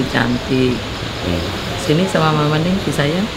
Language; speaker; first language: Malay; non-native, local second language; Javanese